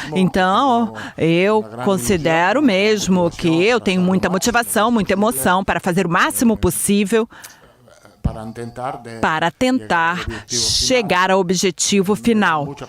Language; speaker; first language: Portuguese; non-native, fluent; Italian